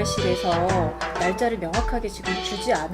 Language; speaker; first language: Korean; native; Korean